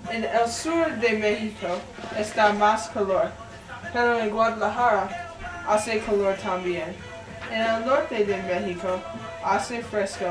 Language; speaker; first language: Spanish; non-native, learner; English